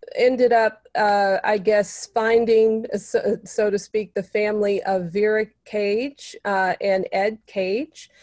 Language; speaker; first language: English; native; English